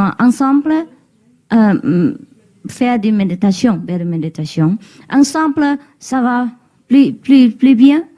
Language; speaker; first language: French; non-native, learner; Vietnamese